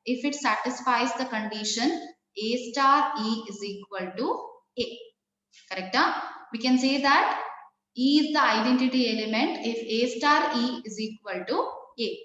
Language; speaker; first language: English; non-native, local second language; Kannada